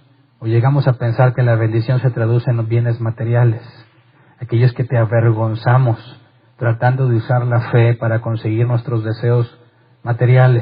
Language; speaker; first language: Spanish; native; Spanish